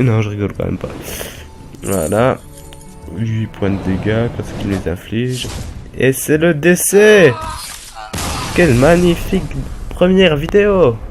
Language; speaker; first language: French; native; French